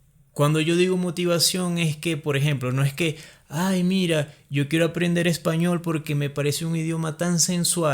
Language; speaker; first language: Spanish; native; Spanish